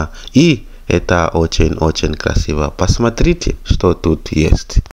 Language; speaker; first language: Russian; non-native, fluent; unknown